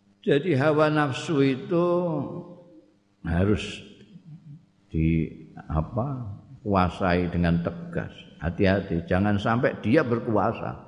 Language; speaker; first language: Indonesian; non-native, local second language; Javanese